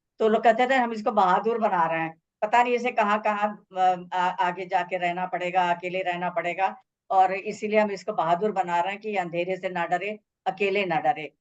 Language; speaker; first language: Hindi; native; Hindi